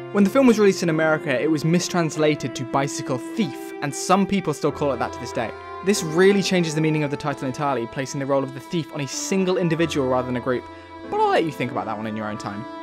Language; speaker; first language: English; native; English